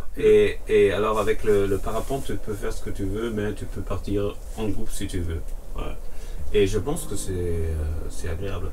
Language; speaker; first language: French; non-native, fluent; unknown